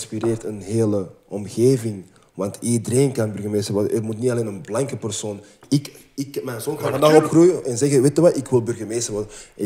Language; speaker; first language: Dutch; early bilingual, other home language; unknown